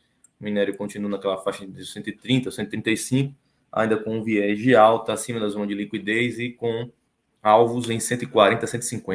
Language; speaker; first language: Portuguese; native; Portuguese